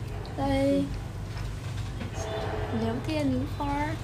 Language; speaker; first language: Chinese; non-native, learner; Vietnamese